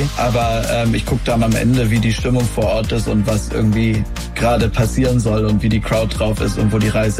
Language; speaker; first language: German; native; German